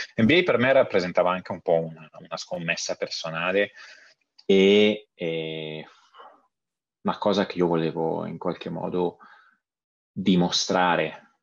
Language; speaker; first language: Italian; native; Italian